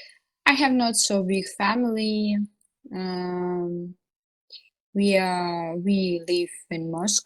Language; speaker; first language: English; non-native, learner; Russian